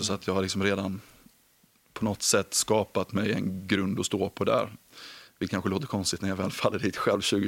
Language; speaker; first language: Swedish; native; Swedish